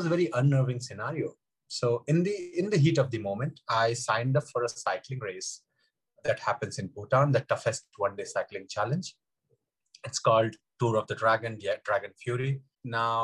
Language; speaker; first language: English; non-native, local second language; Hindi